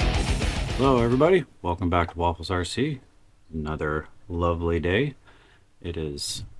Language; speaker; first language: English; native; English